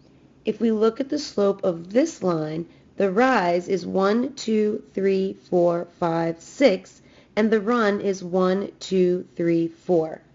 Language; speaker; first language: English; native; English